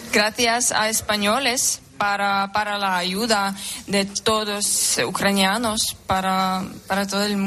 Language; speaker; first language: Spanish; non-native, learner; Ukrainian